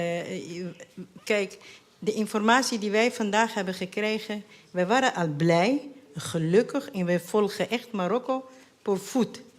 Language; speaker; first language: Dutch; non-native, fluent; Arabic